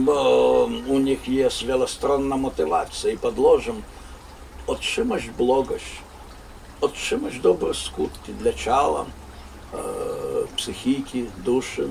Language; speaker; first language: Polish; non-native, fluent; Russian